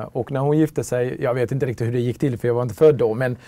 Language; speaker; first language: Swedish; early bilingual, other home language; Tigrinya